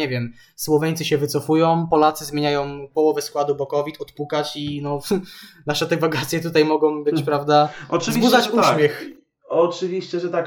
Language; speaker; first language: Polish; native; Polish